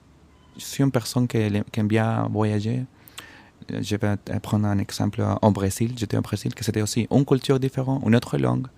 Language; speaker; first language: French; non-native, fluent; Spanish